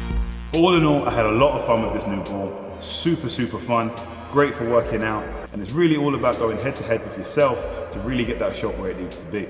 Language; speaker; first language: English; native; English